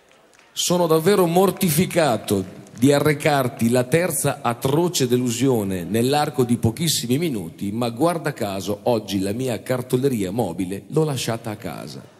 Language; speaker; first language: Italian; native; Italian